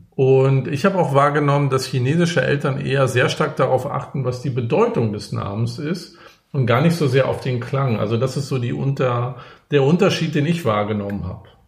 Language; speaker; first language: German; native; German